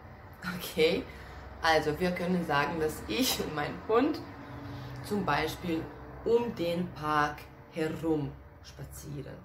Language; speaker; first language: German; non-native, fluent; Serbian